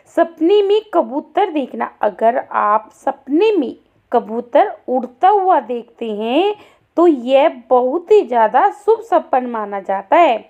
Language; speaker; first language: Hindi; native; Hindi